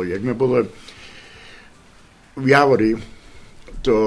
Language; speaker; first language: Ukrainian; early bilingual, heritage; Ukrainian